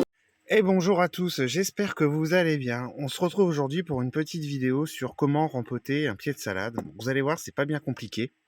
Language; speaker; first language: French; native; French